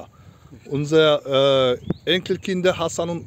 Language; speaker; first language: German; non-native, learner; Turkish